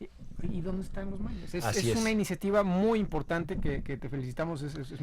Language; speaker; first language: Spanish; native; Spanish